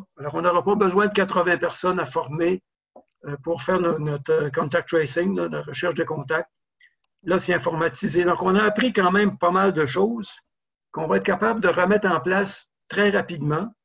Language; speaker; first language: French; native; French